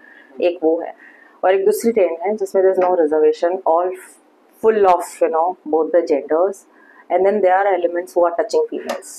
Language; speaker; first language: Hindi; native; Hindi